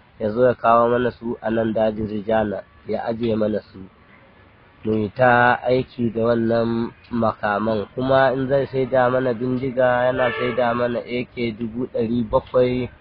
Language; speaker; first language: Hausa; non-native, local second language; Fula